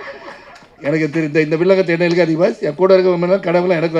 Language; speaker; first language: Tamil; native; Tamil